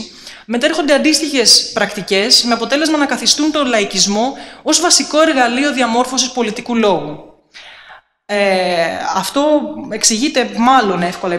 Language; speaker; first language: Greek; native; Greek